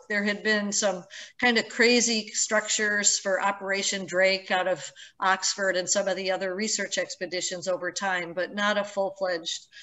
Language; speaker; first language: English; native; English